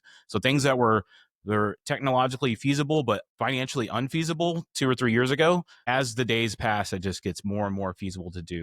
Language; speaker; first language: English; native; English